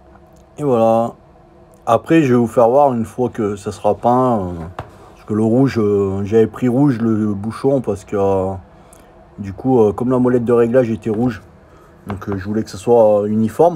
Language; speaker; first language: French; native; French